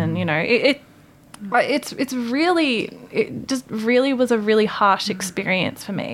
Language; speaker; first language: English; native; English